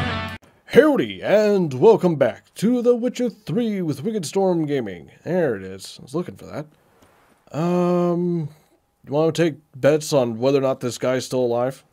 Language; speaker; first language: English; native; English